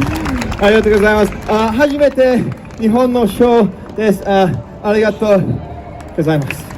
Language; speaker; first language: Japanese; non-native, learner; English